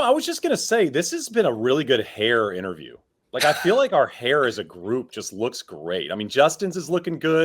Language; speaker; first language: English; native; English